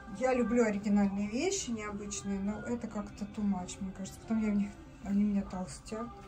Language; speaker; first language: Russian; native; Russian